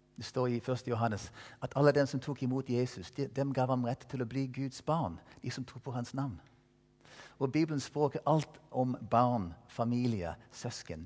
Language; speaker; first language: Norwegian; non-native, fluent; English